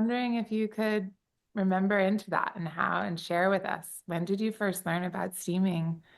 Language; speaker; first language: English; native; English